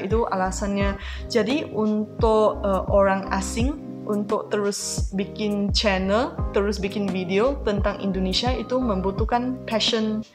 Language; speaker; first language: Indonesian; non-native, fluent; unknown